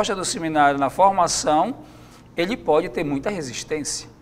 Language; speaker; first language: Portuguese; native; Portuguese